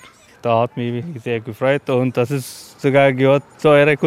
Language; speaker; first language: German; non-native, fluent; Arabic